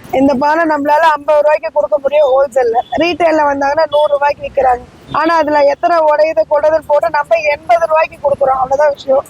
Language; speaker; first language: Tamil; native; Tamil